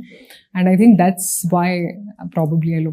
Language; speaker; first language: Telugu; non-native, fluent; Hindi